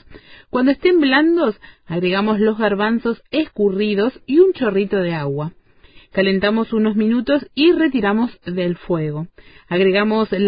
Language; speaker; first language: Spanish; native; Spanish